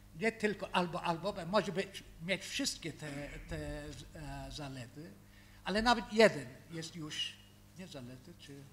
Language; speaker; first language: Polish; early bilingual, heritage; Polish